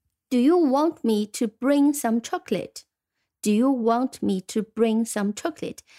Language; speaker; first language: English; non-native, fluent; Chinese